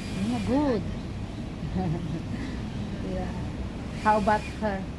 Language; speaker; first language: English; non-native, local second language; Filipino